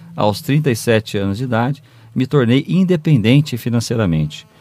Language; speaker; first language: Portuguese; native; Portuguese